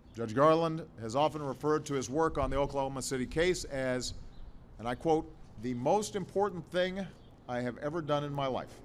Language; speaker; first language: English; native; English